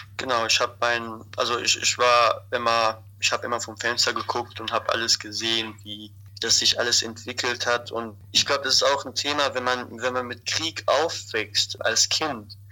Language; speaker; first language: German; non-native, fluent; Arabic